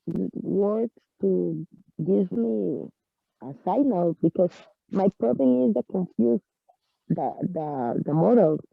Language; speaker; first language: English; non-native, learner; Spanish